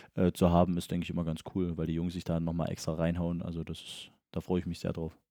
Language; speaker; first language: German; native; German